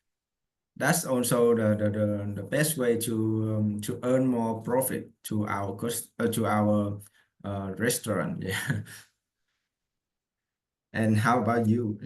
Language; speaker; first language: English; non-native, learner; Vietnamese